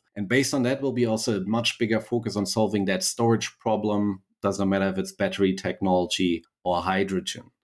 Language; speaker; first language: English; non-native, fluent; German